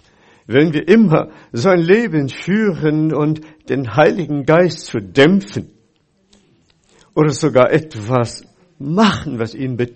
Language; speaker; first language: German; non-native, fluent; Chinese